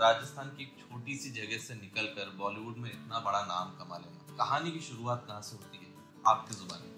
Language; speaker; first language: Hindi; native; Hindi